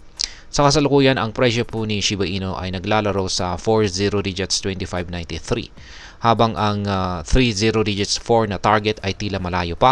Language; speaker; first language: Filipino; native; Filipino